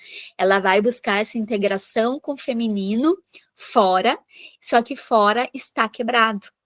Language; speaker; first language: Portuguese; native; Portuguese